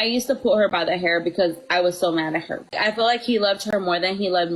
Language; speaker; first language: English; native; English